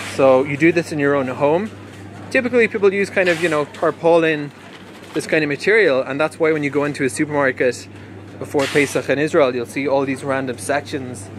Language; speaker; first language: English; native; English